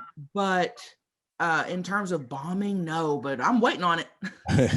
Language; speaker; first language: English; native; English